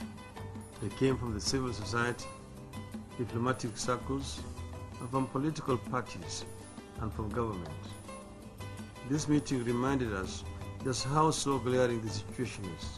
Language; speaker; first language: English; non-native, local second language; Luo (Kenya and Tanzania)